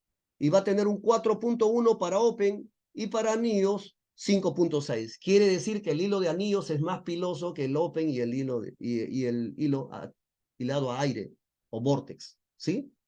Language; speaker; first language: Spanish; native; Spanish